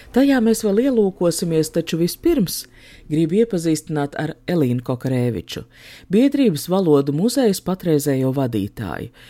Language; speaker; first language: Latvian; native; Latvian